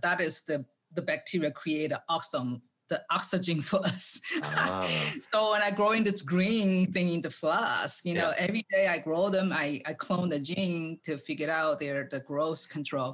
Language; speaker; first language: English; non-native, fluent; Chinese